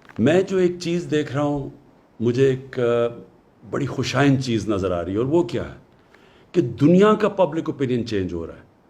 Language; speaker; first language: Urdu; native; Urdu